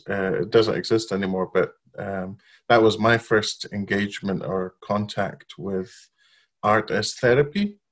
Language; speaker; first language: English; non-native, fluent; Arabic